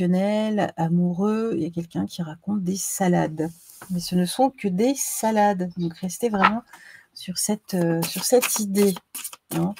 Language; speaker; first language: French; native; French